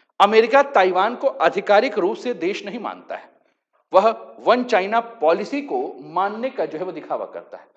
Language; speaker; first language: Hindi; native; Hindi